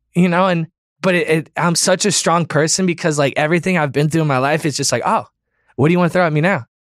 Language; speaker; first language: English; native; English